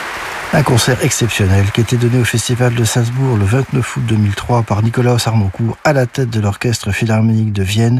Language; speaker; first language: French; native; French